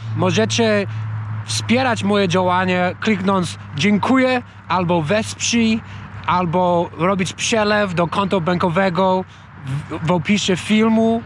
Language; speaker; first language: Polish; non-native, learner; English